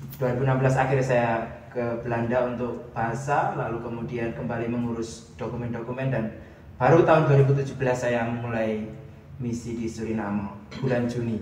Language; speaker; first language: Indonesian; native; Indonesian